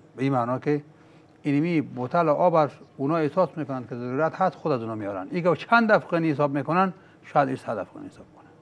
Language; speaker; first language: Persian; native; Persian